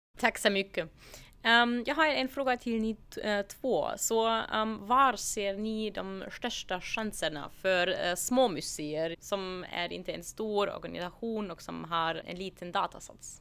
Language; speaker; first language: Swedish; non-native, fluent; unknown